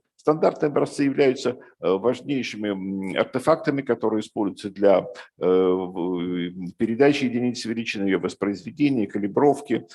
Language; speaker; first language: Russian; native; Russian